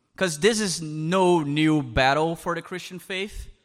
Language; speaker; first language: English; non-native, fluent; Portuguese